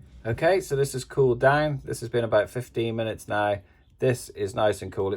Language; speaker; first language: English; native; English